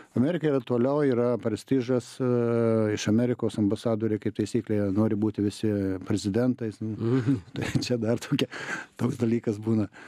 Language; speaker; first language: Lithuanian; native; Lithuanian